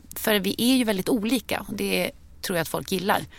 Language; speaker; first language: Swedish; native; Swedish